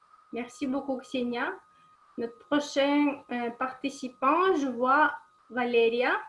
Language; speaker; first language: French; non-native, fluent; Russian